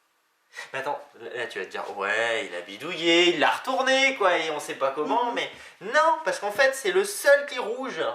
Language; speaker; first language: French; native; French